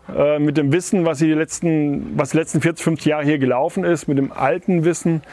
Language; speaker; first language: German; native; German